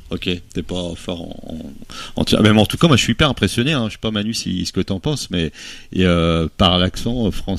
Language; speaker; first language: French; native; French